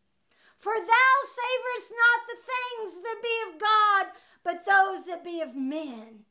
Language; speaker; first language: English; native; English